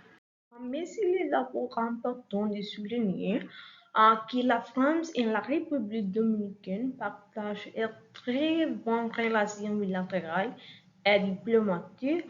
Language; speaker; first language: French; non-native, learner; Spanish